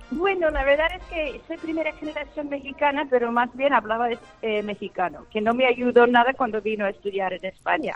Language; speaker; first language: Spanish; early bilingual, heritage; Spanish